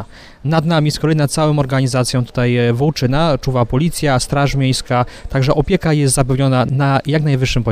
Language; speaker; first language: Polish; native; Polish